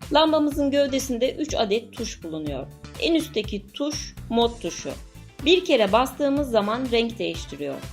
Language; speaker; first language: Turkish; native; Turkish